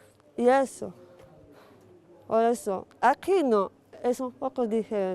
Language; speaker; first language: Spanish; non-native, fluent; Arabic